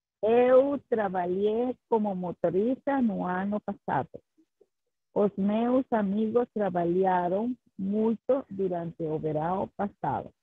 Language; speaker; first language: Portuguese; non-native, learner; Spanish